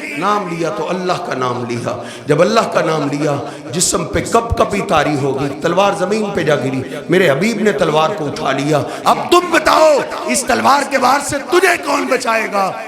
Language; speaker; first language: Urdu; non-native, local second language; Punjabi